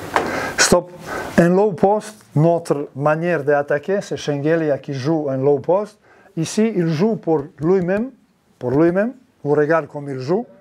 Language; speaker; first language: French; non-native, learner; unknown